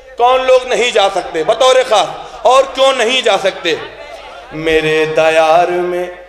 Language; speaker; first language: Urdu; native; Urdu